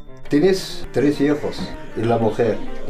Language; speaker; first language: Spanish; non-native, learner; Arabic